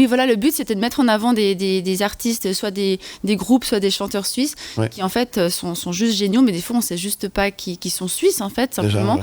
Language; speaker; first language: French; native; French